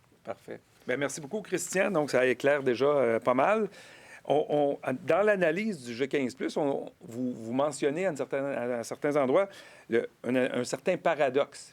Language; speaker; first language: French; native; French